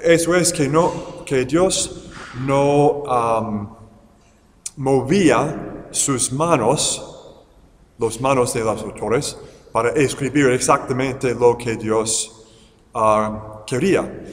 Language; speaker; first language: Spanish; non-native, fluent; English